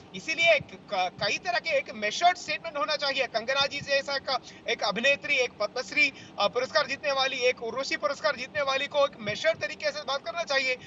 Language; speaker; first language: Hindi; non-native, local second language; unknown